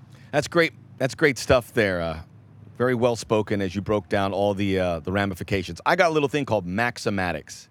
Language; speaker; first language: English; native; English